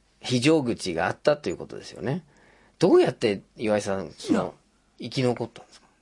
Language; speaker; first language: Japanese; non-native, fluent; English